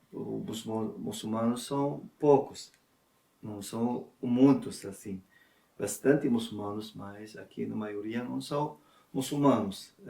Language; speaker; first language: Portuguese; non-native, learner; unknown